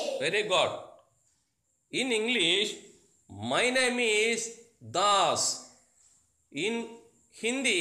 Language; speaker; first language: English; non-native, local second language; Telugu